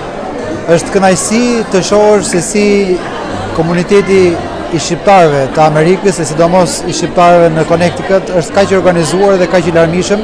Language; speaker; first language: Albanian; native; Albanian